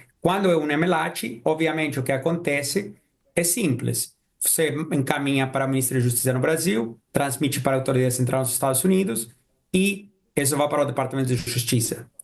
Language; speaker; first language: Portuguese; non-native, fluent; Spanish